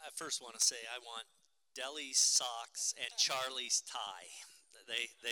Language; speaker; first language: English; native; English